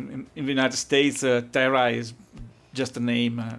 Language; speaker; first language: English; non-native, fluent; Italian